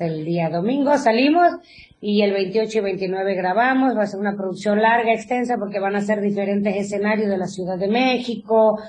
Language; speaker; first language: Spanish; native; Spanish